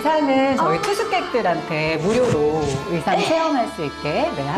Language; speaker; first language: Korean; native; Korean